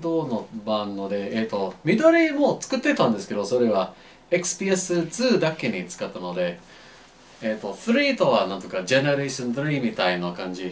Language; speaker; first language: Japanese; non-native, fluent; English